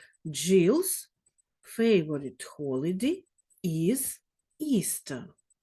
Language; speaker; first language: English; non-native, fluent; Ukrainian